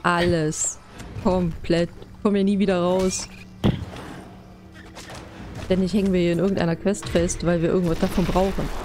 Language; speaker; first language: German; native; German